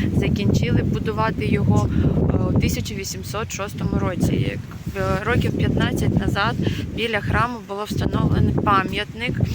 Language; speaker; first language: Ukrainian; non-native, local second language; Russian